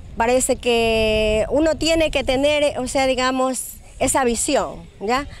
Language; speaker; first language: Spanish; native; Spanish